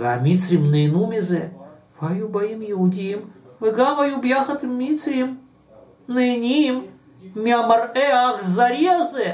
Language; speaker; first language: Hebrew; non-native, fluent; Russian